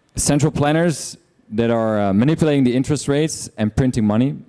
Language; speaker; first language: English; non-native, fluent; Dutch